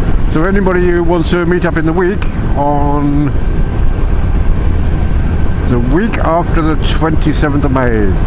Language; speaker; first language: English; native; English